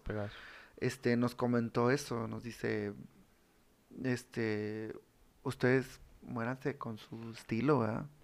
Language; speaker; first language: Spanish; native; Spanish